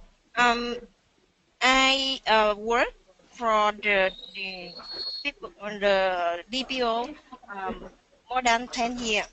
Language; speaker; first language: English; non-native, learner; Vietnamese